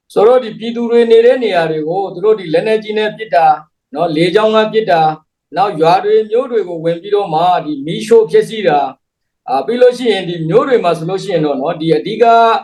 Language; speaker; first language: Burmese; native; Burmese